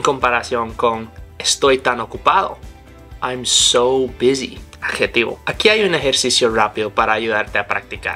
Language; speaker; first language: Spanish; non-native, fluent; English